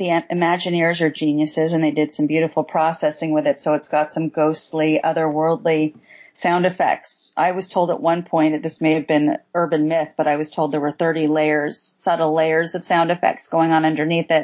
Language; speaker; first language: English; native; English